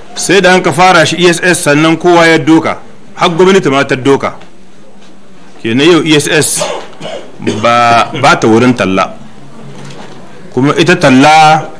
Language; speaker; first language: Hausa; native; Hausa